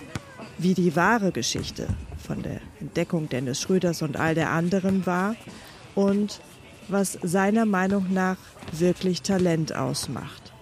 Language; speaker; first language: German; native; German